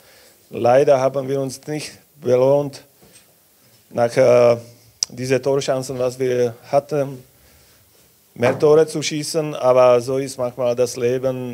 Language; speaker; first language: German; non-native, fluent; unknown